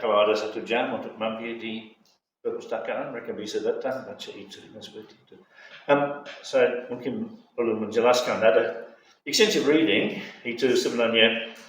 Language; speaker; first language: Indonesian; non-native, fluent; English